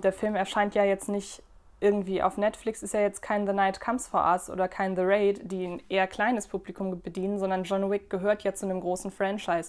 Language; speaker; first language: German; native; German